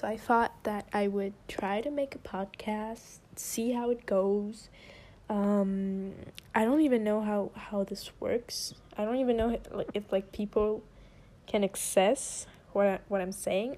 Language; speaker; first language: English; non-native, fluent; French